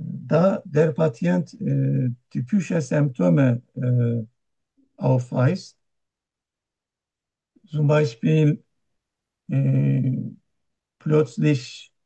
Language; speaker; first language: German; non-native, learner; Turkish